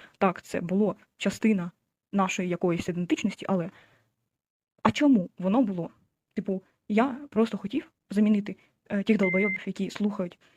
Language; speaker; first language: Ukrainian; non-native, local second language; Russian